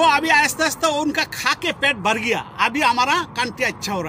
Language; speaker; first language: Hindi; non-native, fluent; Bangla